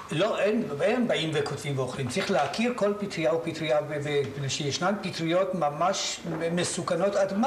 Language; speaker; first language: Hebrew; native; Hebrew